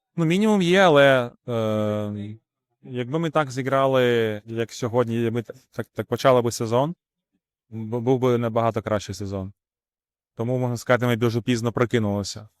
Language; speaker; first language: Ukrainian; non-native, local second language; Russian